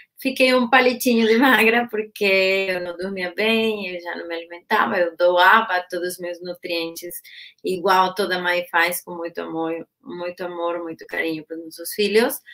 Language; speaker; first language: Portuguese; non-native, fluent; Spanish